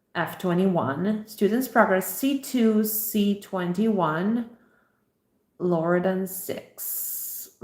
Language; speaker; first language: English; non-native, fluent; Italian